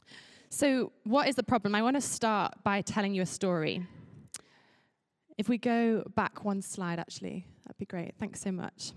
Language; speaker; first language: English; native; English